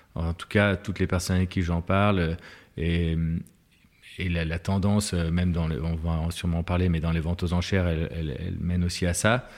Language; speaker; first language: French; native; French